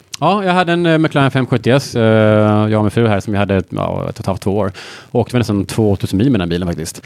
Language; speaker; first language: Swedish; early bilingual, heritage; Swedish